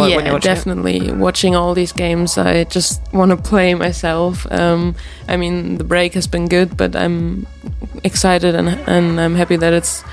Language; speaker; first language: English; non-native, fluent; German